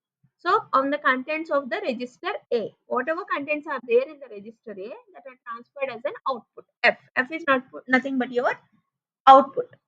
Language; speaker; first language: English; non-native, local second language; Telugu